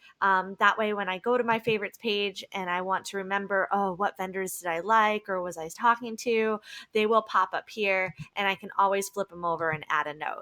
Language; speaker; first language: English; native; English